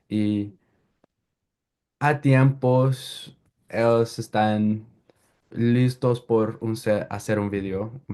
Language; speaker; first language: Spanish; non-native, learner; English